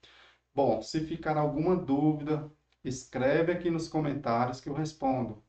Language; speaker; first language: Portuguese; native; Portuguese